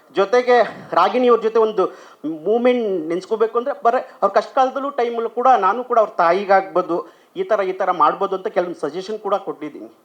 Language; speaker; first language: Kannada; native; Kannada